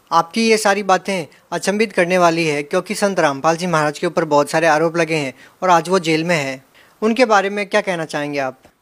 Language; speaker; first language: Hindi; native; Hindi